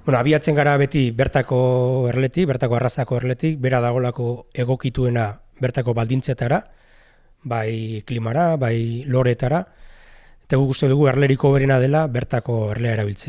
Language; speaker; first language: Basque; native; Basque